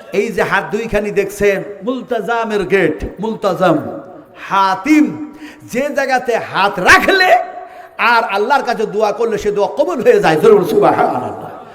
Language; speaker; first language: Bangla; non-native, local second language; Urdu